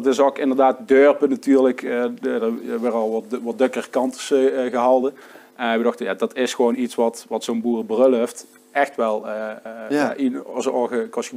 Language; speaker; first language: Dutch; native; Dutch